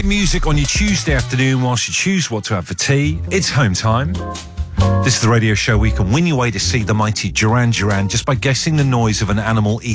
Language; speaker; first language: English; native; English